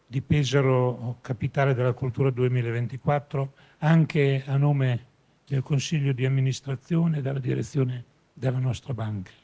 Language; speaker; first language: Italian; native; Italian